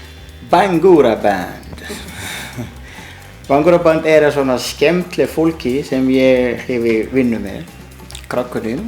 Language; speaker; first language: Icelandic; non-native, learner; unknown